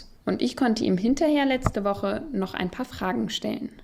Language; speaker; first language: German; native; German